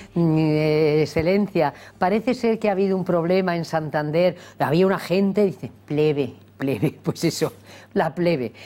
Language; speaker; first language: Spanish; native; Spanish